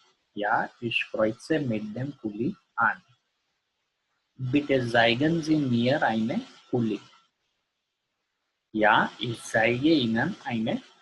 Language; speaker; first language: German; non-native, learner; Gujarati